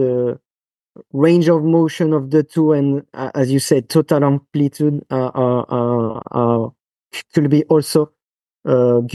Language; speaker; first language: English; non-native, fluent; French